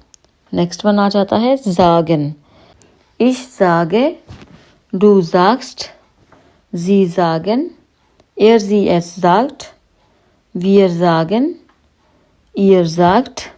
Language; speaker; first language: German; non-native, fluent; Hindi